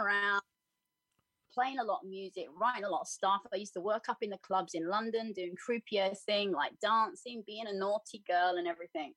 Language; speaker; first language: English; native; English